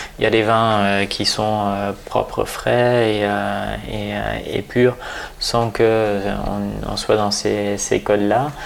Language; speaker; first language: French; non-native, fluent; Dutch